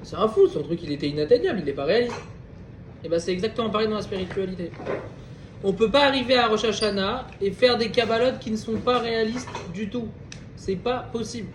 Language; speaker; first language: French; native; French